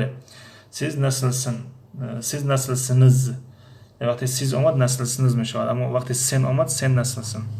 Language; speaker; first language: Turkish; non-native, fluent; Tajik